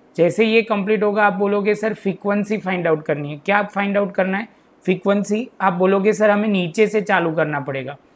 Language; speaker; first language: Hindi; non-native, local second language; Gujarati